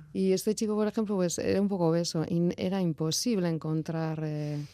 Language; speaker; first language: Spanish; native; Spanish